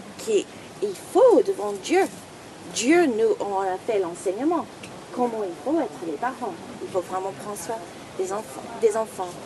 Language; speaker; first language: French; non-native, fluent; English